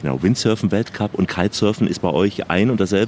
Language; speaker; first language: German; native; German